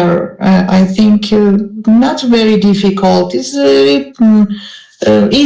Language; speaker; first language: English; non-native, learner; Persian